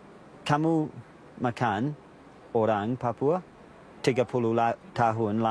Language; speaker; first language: Indonesian; non-native, learner; English